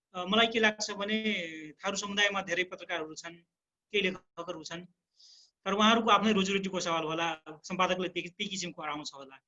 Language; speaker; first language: Nepali; non-native, local second language; Rana Tharu